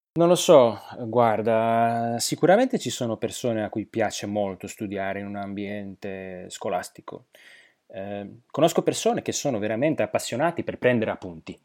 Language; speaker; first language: Italian; non-native, fluent; Slovak